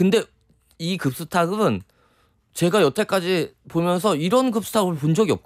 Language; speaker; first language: Korean; native; Korean